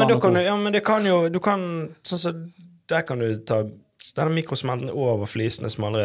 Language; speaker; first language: Norwegian; native; Norwegian